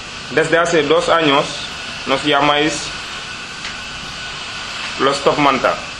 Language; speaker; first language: Spanish; non-native, learner; Wolof